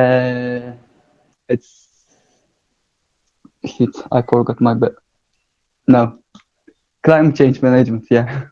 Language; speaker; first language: English; non-native, learner; Turkish